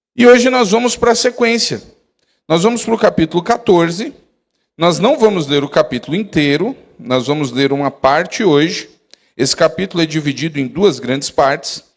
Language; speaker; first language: Portuguese; native; Portuguese